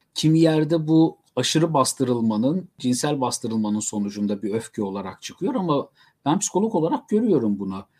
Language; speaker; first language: Turkish; native; Turkish